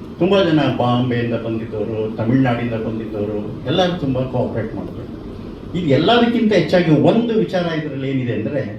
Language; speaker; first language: Kannada; native; Kannada